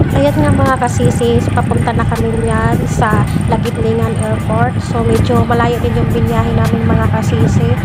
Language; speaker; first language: Filipino; non-native, local second language; Cebuano